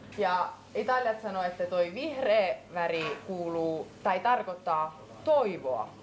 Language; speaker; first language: Finnish; non-native, fluent; Italian